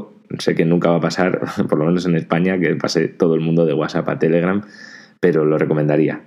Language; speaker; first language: Spanish; native; Spanish